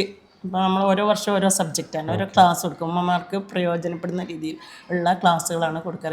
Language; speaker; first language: Malayalam; native; Malayalam